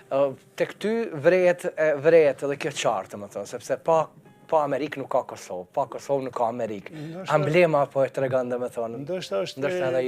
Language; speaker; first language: Albanian; native; Albanian